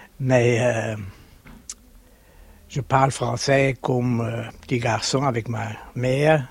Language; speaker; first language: French; early bilingual, heritage; German